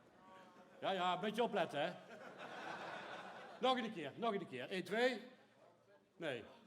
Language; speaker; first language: Dutch; native; Dutch